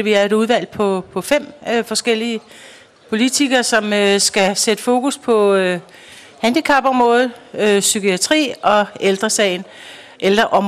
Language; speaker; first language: Danish; native; Danish